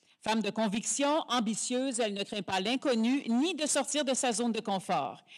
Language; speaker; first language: French; native; French